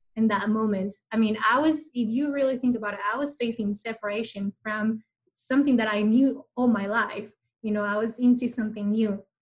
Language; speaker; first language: English; non-native, fluent; Spanish